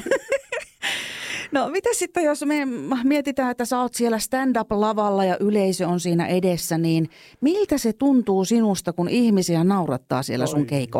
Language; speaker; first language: Finnish; native; Finnish